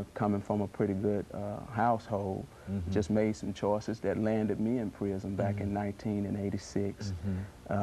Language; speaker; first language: English; native; English